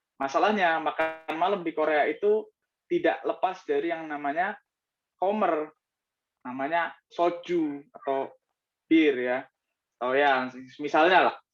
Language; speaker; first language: Indonesian; native; Indonesian